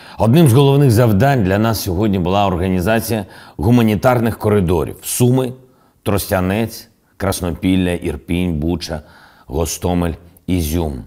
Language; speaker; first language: Ukrainian; non-native, local second language; Russian